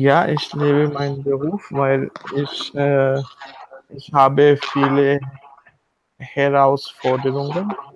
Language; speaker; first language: German; non-native, learner; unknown